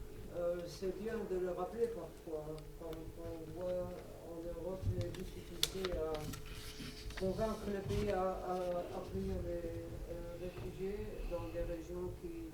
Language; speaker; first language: French; non-native, local second language; Luxembourgish